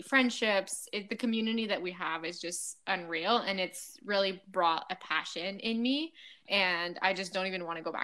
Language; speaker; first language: English; non-native, fluent; French